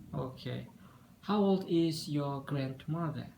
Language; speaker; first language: English; non-native, fluent; Kazakh